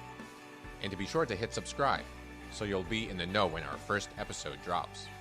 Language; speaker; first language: English; native; English